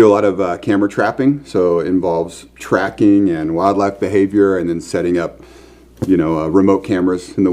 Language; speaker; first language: English; native; English